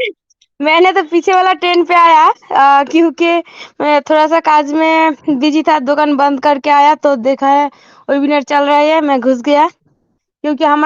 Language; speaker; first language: Hindi; non-native, learner; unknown